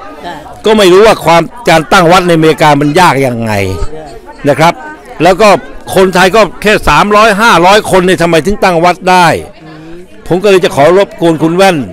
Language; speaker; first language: Thai; native; Thai